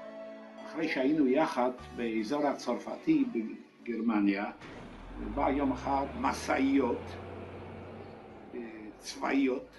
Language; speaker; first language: Hebrew; non-native, fluent; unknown